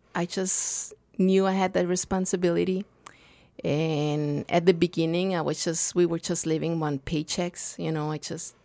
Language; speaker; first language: English; non-native, fluent; Spanish